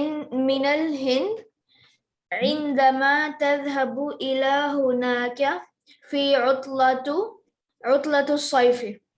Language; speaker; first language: Arabic; non-native, learner; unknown